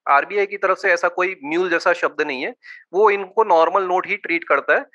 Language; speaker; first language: Hindi; non-native, local second language; Gujarati